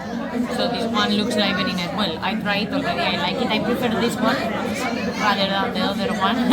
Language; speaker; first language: English; non-native, learner; Spanish